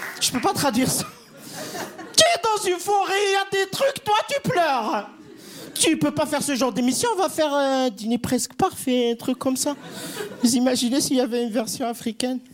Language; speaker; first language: French; non-native, local second language; Kabyle